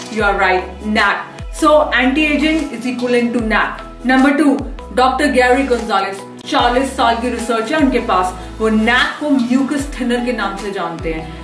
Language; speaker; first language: Hindi; native; Hindi